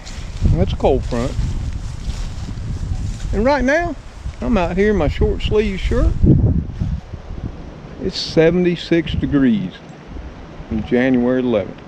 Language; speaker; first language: English; native; English